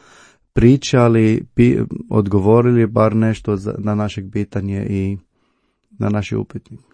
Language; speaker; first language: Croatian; non-native, learner; Arabic